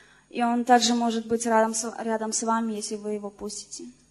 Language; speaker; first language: Russian; non-native, learner; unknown